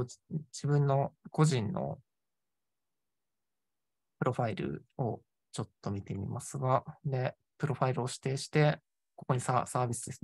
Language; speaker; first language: Japanese; native; Japanese